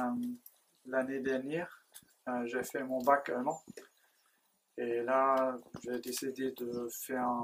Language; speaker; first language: French; non-native, learner; German